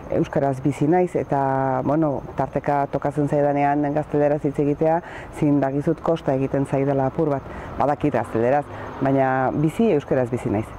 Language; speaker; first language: Basque; native; Basque